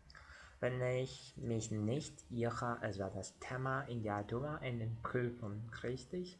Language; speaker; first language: German; non-native, learner; Portuguese